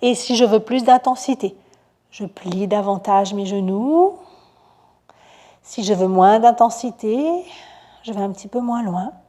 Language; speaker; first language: French; native; French